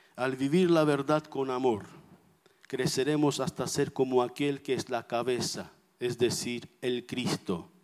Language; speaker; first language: Spanish; non-native, fluent; Armenian